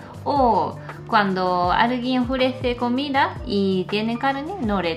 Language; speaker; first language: Spanish; non-native, learner; Japanese